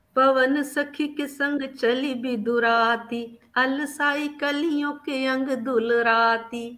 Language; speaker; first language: Hindi; native; Hindi